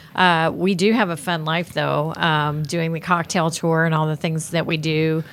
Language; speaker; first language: English; native; English